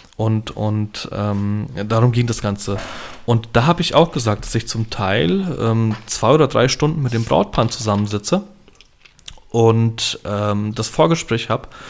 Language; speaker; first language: German; early bilingual, other home language; Polish